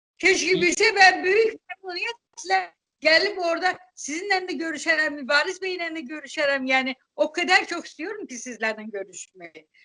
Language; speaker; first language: Turkish; non-native, fluent; Azerbaijani